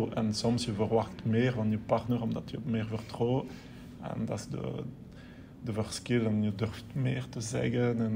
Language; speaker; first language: Dutch; non-native, local second language; French